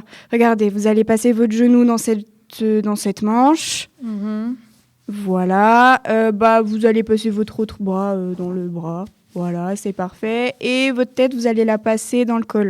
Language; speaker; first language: French; native; French